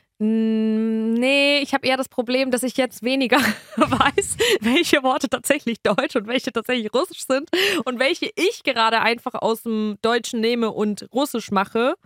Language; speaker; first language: German; early bilingual, other home language; Russian